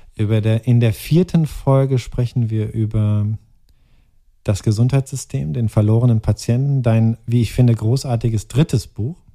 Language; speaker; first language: German; native; German